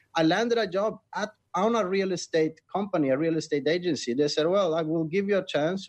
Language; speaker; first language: English; non-native, fluent; Swedish